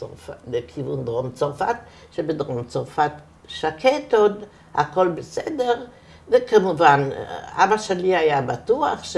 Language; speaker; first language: Hebrew; non-native, fluent; German